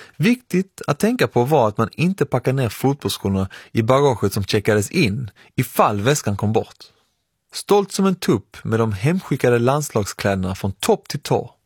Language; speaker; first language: Swedish; early bilingual, other home language; Persian